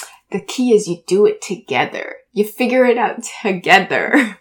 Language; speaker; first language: English; early bilingual, other home language; Chinese